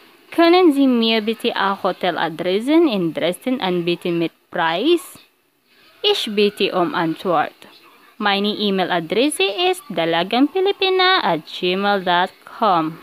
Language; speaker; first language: German; non-native, learner; Filipino